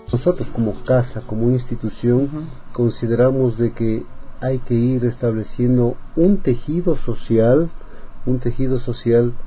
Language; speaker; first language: Spanish; native; Spanish